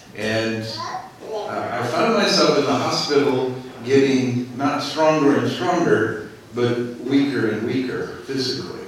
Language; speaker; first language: English; native; English